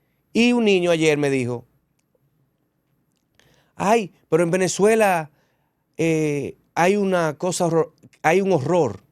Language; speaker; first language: Spanish; native; Spanish